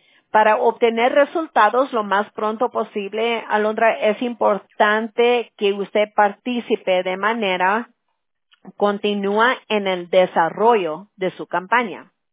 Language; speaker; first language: Spanish; early bilingual, heritage; Spanish